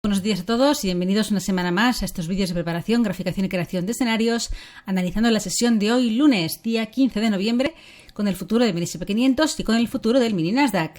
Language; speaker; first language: Spanish; native; Spanish